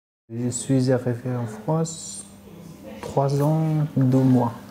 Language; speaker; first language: French; non-native, learner; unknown